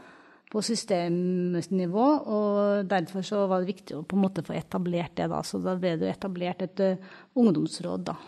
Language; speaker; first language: Norwegian; native; Norwegian